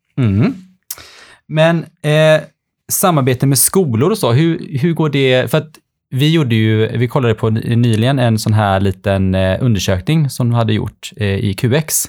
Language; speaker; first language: Swedish; early bilingual, other home language; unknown